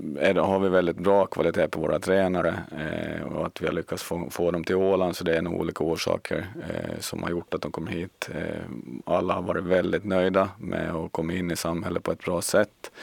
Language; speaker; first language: Swedish; native; Swedish